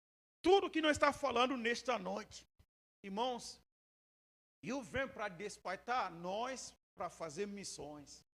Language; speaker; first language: Portuguese; non-native, learner; Yoruba